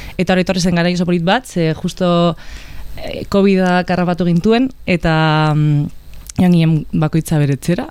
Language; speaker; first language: Basque; non-native, local second language; Spanish